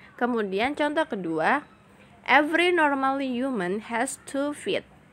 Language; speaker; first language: English; non-native, fluent; Indonesian